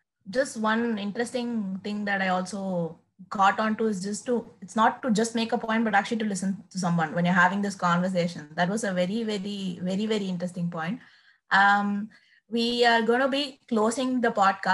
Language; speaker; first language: English; non-native, local second language; Tamil